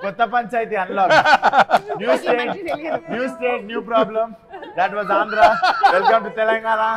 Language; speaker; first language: Telugu; native; Telugu